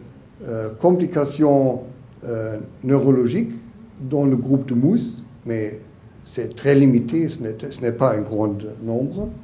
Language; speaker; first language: French; non-native, learner; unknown